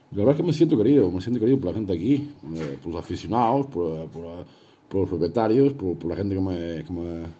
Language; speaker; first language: Spanish; early bilingual, other home language; Portuguese